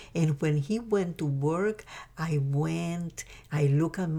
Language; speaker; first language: English; non-native, fluent; Spanish